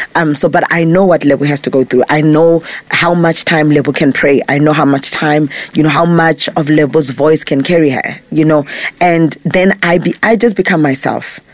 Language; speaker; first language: English; non-native, local second language; Zulu